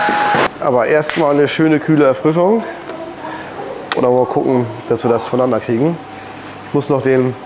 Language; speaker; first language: German; native; German